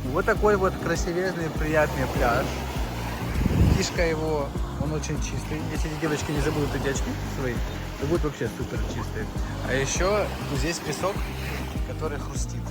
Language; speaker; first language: Russian; native; Russian